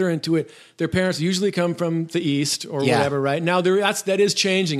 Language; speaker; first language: English; native; English